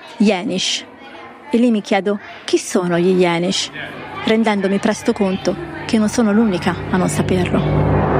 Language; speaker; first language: Italian; native; Italian